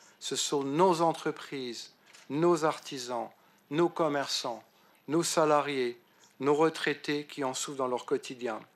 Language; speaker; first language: French; native; French